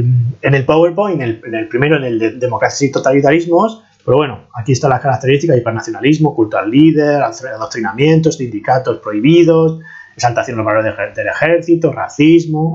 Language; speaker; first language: Spanish; native; Spanish